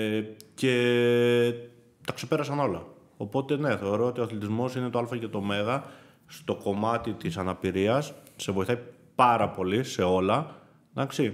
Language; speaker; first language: Greek; native; Greek